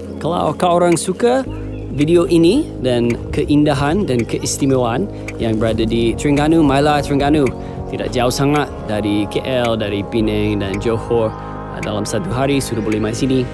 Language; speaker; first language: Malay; non-native, fluent; English